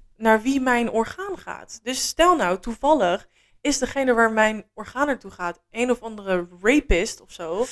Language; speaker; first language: Dutch; native; Dutch